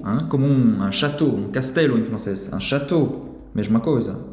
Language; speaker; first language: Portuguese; non-native, fluent; French